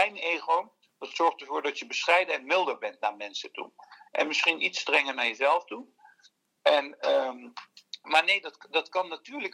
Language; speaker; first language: Dutch; early bilingual, other home language; Turkish